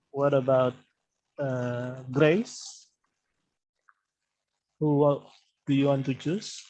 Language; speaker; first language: English; non-native, fluent; Indonesian